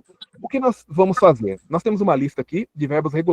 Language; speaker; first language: Portuguese; native; Portuguese